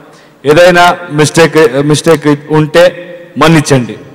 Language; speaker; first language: Telugu; non-native, learner; Kannada